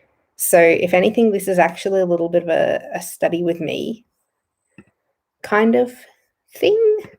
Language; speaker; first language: English; native; English